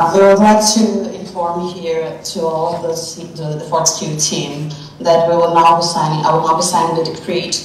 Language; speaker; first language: English; non-native, fluent; Portuguese